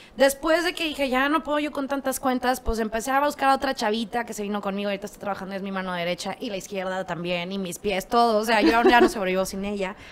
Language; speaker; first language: Spanish; native; Spanish